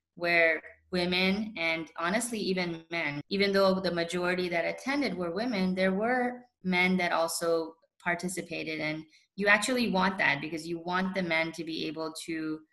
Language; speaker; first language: English; early bilingual, other home language; Urdu